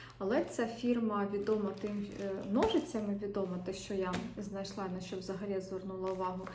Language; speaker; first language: Ukrainian; non-native, local second language; Russian